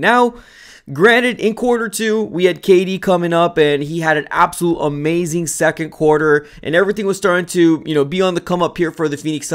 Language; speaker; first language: English; native; English